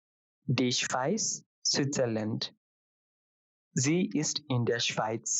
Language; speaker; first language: German; non-native, fluent; Bangla